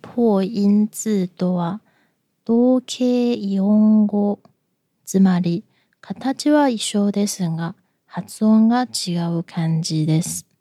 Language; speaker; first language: Japanese; non-native, fluent; Chinese